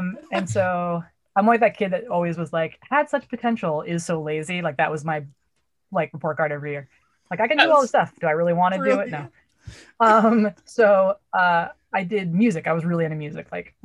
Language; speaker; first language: English; native; English